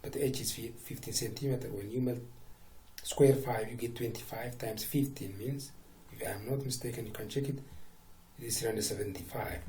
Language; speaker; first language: English; non-native, local second language; Amharic